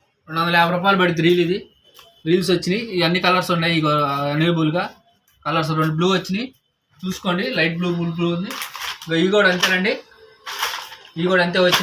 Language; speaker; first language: Telugu; native; Telugu